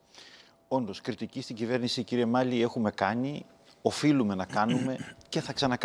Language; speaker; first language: Greek; native; Greek